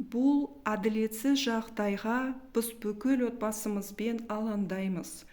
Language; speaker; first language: Kazakh; non-native, local second language; Russian